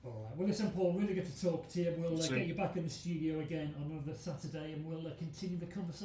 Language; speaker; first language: English; native; English